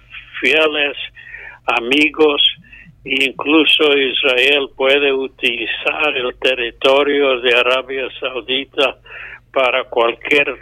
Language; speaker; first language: Spanish; non-native, fluent; English